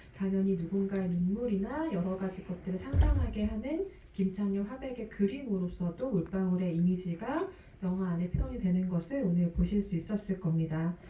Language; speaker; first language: Korean; native; Korean